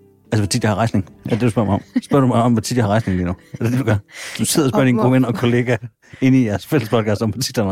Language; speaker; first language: Danish; native; Danish